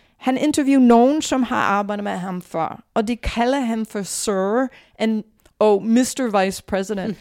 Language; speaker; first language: Danish; non-native, fluent; English